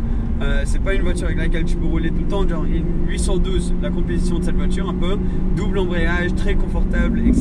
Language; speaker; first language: French; native; French